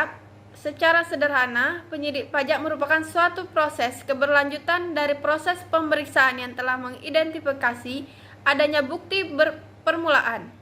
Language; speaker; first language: Indonesian; native; Indonesian